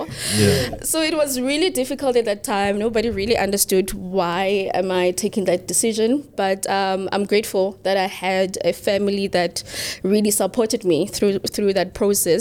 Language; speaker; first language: English; non-native, local second language; Southern Sotho